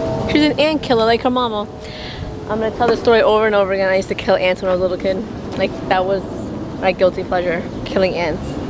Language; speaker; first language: English; early bilingual, other home language; Spanish